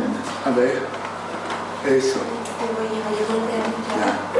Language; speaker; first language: Spanish; non-native, learner; French